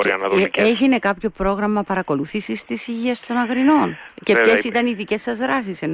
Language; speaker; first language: Greek; native; Greek